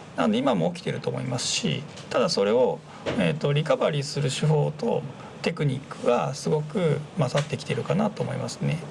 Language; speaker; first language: Japanese; native; Japanese